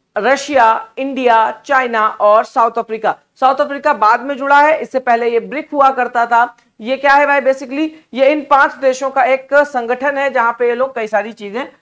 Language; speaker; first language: Hindi; native; Hindi